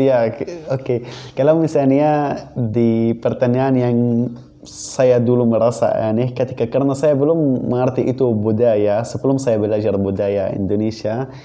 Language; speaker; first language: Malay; non-native, fluent; Arabic